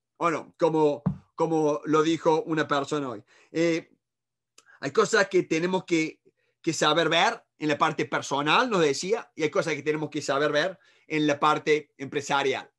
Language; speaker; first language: Spanish; native; Spanish